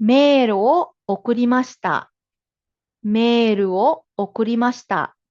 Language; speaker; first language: Japanese; non-native, fluent; Filipino